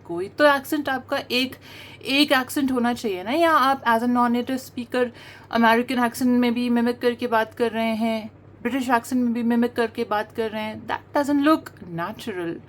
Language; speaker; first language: Hindi; native; Hindi